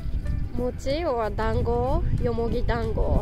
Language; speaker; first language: English; non-native, learner; Japanese